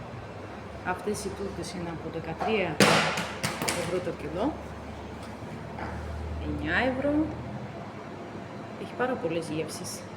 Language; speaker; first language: Greek; non-native, fluent; Russian